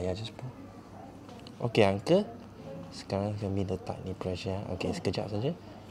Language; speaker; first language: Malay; non-native, local second language; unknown